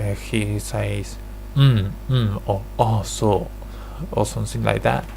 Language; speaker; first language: English; non-native, learner; Spanish